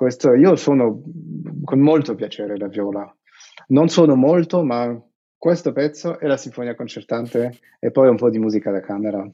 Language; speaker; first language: Italian; non-native, fluent; Russian